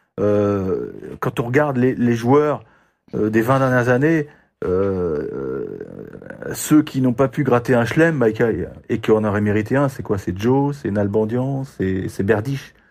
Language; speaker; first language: French; native; French